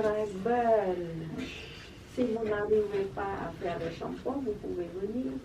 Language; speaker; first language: French; non-native, fluent; Khmer